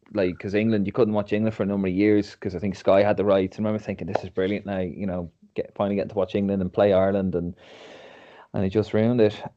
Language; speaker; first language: English; native; English